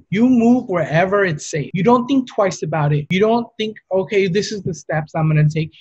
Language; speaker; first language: English; native; English